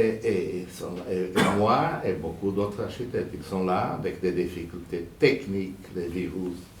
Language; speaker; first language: French; non-native, fluent; Portuguese